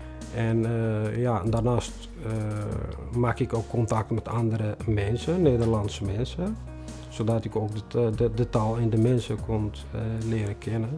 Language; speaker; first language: Dutch; non-native, fluent; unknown